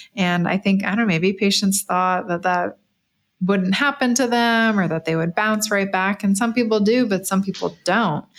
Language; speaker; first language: English; native; English